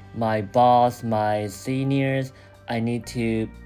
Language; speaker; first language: English; non-native, fluent; Chinese